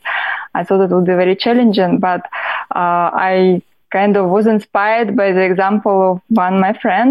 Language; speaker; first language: English; non-native, fluent; Russian